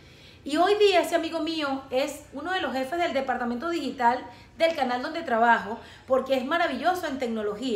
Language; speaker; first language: Spanish; native; Spanish